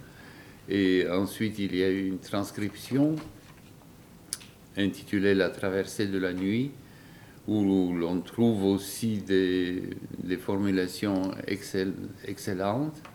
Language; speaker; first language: French; non-native, fluent; Bulgarian